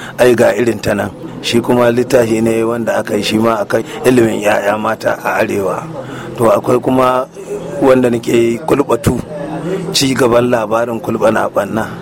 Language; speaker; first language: Hausa; native; Hausa